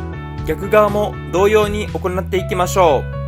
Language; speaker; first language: Japanese; native; Japanese